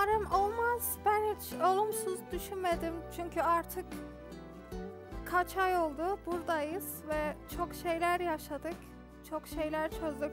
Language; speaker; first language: Turkish; non-native, learner; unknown